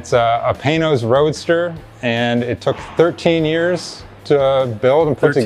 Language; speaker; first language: English; native; English